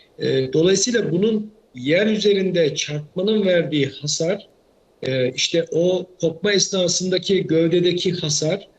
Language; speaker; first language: Turkish; native; Turkish